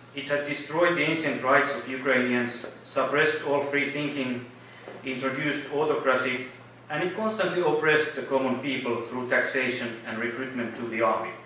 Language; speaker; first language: English; non-native, fluent; Finnish